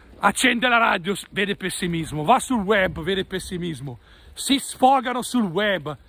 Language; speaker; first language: Italian; native; Italian